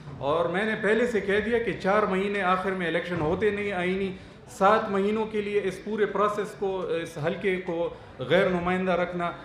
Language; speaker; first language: Urdu; non-native, local second language; Pashto